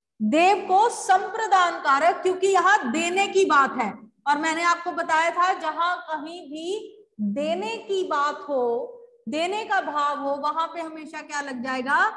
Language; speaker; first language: Hindi; native; Hindi